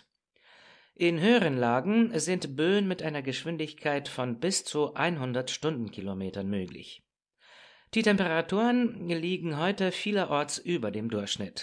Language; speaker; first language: German; non-native, fluent; Romanian